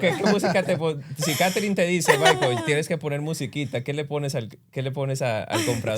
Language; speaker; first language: Spanish; early bilingual, other home language; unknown